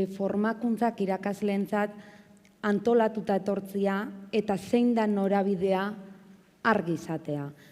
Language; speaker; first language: Basque; native; Basque